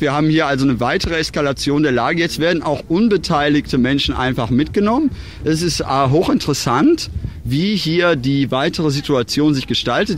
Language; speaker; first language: German; native; German